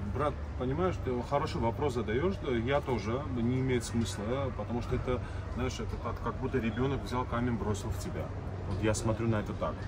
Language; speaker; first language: Russian; non-native, fluent; Armenian